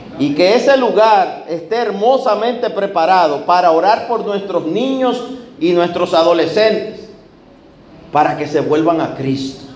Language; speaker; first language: Spanish; native; Spanish